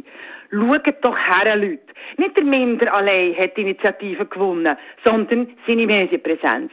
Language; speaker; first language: German; native; German